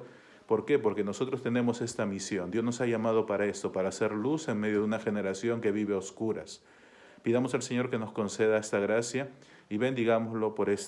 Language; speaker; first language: Spanish; native; Spanish